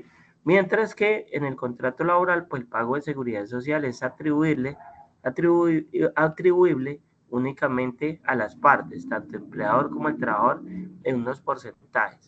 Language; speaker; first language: Spanish; native; Spanish